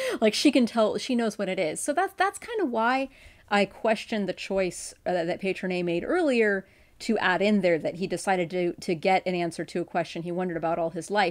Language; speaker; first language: English; native; English